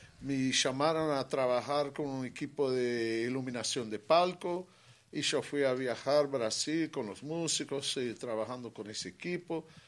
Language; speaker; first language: Spanish; non-native, fluent; English